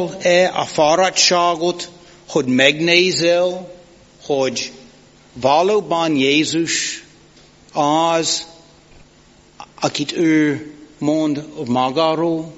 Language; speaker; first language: Hungarian; non-native, fluent; English